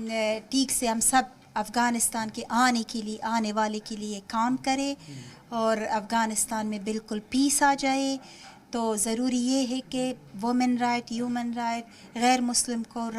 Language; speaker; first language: Hindi; non-native, fluent; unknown